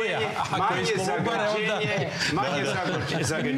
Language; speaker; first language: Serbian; non-native, learner; English